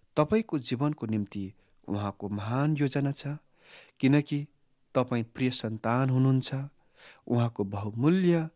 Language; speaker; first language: Nepali; native; Nepali